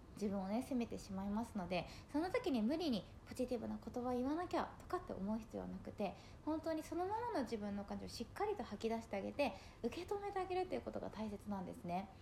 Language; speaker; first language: Japanese; native; Japanese